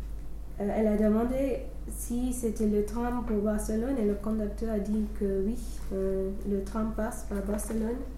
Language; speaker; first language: French; non-native, fluent; English